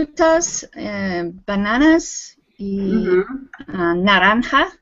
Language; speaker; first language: Spanish; non-native, learner; English